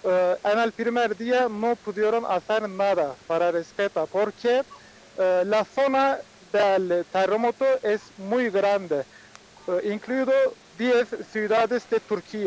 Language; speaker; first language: Spanish; non-native, fluent; Turkish